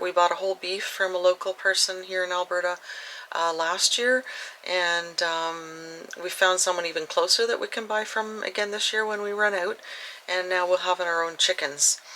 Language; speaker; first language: English; native; English